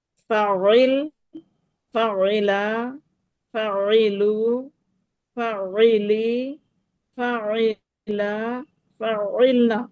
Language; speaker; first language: Arabic; non-native, learner; Urdu